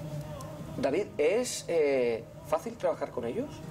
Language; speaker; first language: Spanish; native; Spanish